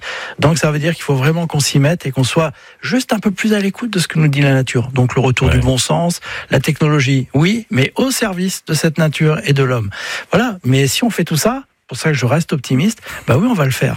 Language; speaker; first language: French; native; French